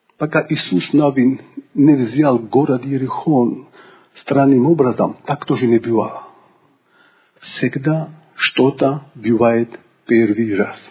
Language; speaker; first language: Russian; non-native, local second language; Georgian